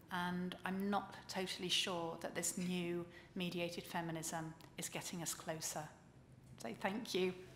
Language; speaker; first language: English; native; English